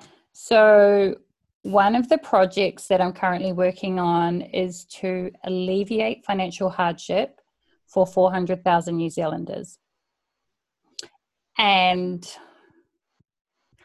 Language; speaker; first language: English; native; English